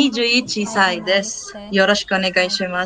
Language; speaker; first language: Japanese; non-native, learner; Filipino